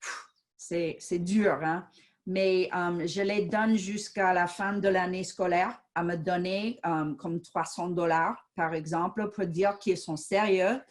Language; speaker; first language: French; non-native, fluent; English